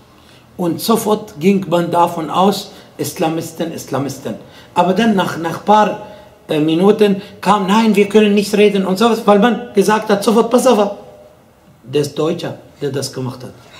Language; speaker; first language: German; non-native, fluent; Arabic